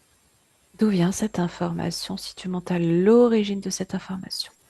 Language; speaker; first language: French; native; French